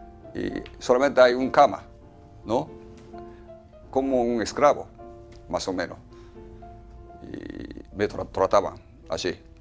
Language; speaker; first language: Spanish; non-native, fluent; Japanese